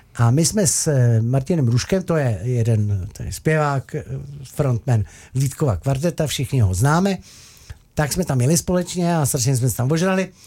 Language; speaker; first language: Czech; native; Czech